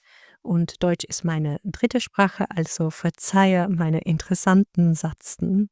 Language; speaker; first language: German; non-native, learner; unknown